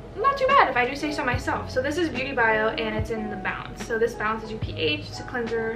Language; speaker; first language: English; native; English